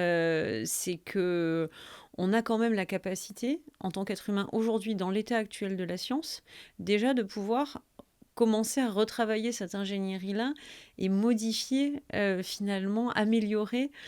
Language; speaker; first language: French; native; French